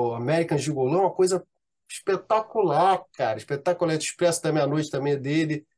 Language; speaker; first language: Portuguese; native; Portuguese